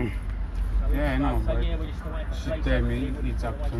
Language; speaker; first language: English; non-native, learner; Romanian